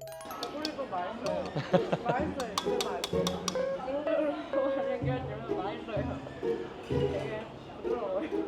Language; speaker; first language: Korean; non-native, learner; Chinese